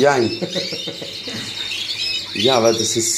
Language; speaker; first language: German; non-native, learner; Kurdish